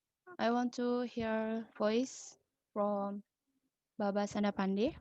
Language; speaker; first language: English; non-native, learner; Indonesian